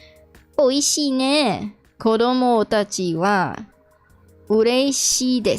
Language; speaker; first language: Japanese; non-native, learner; English